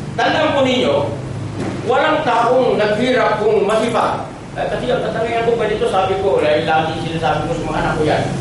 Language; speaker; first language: Filipino; non-native, local second language; Cebuano